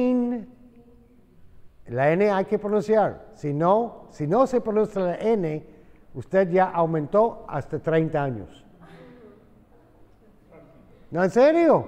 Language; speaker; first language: Spanish; non-native, fluent; English